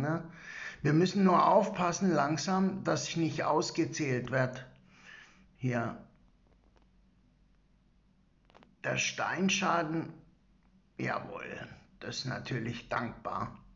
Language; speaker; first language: German; native; German